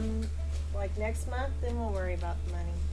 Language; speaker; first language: English; native; English